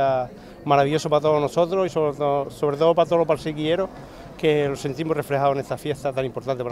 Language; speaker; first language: Spanish; native; Spanish